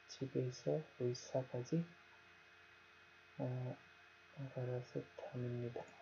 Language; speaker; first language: Korean; non-native, learner; Nepali